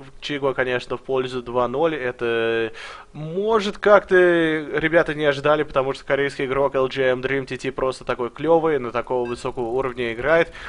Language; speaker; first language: Russian; early bilingual, heritage; Russian